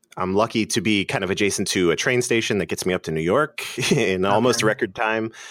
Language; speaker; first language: English; native; English